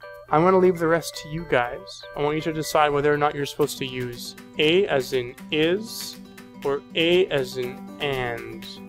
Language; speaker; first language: English; native; English